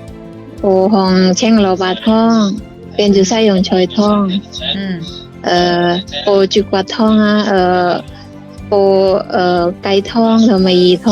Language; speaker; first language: Cantonese; non-native, fluent; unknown